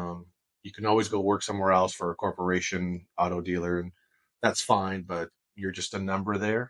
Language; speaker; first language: English; native; English